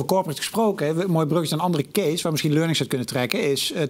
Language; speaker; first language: Dutch; native; Dutch